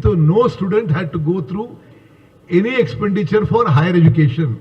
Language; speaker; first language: Hindi; non-native, local second language; Telugu